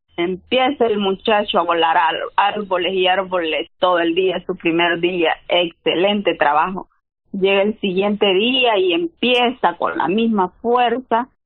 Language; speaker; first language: Spanish; native; Spanish